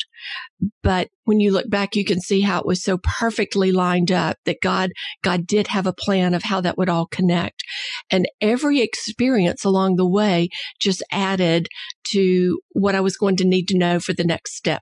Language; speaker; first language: English; native; English